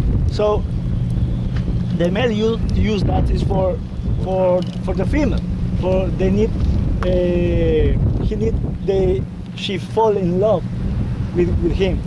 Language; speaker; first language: English; non-native, learner; Spanish